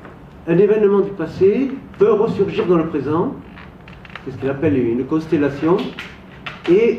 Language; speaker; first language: French; native; French